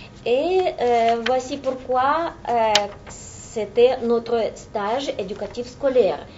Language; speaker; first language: French; non-native, fluent; Russian